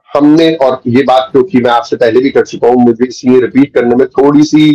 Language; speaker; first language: Hindi; native; Hindi